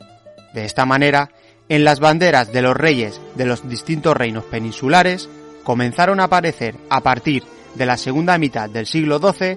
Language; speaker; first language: Spanish; native; Spanish